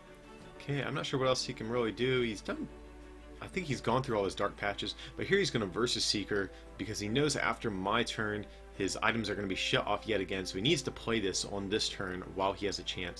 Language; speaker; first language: English; native; English